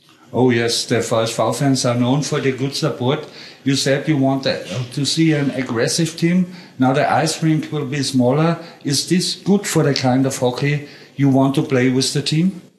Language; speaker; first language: English; non-native, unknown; German